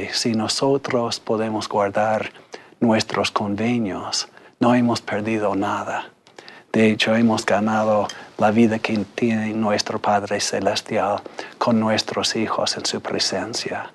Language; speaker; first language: Spanish; non-native, fluent; English